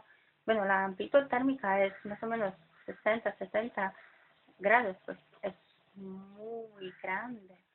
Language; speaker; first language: Spanish; non-native, fluent; Polish